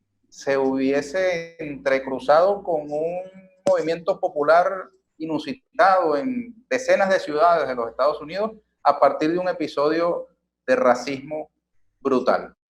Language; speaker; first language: Spanish; native; Spanish